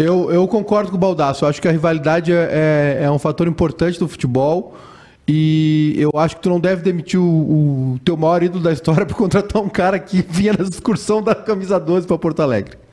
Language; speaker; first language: Portuguese; native; Portuguese